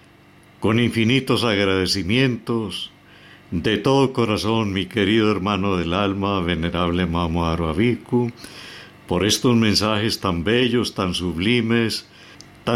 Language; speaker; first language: Spanish; native; Spanish